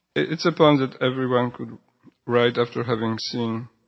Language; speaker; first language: English; non-native, fluent; Polish